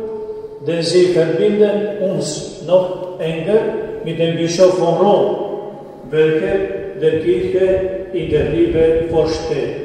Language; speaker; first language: German; non-native, fluent; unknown